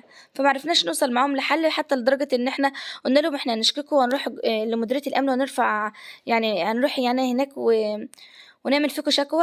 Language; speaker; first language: Arabic; native; Arabic